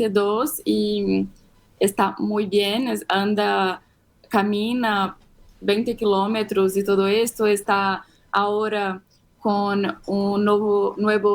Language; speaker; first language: Spanish; non-native, fluent; Portuguese